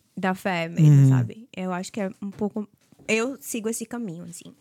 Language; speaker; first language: Portuguese; native; Portuguese